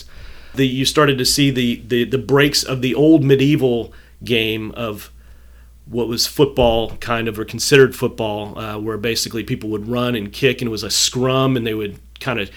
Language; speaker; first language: English; native; English